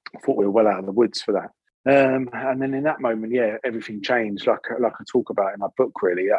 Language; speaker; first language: English; native; English